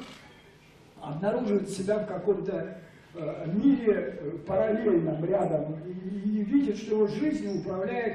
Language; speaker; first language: Russian; native; Russian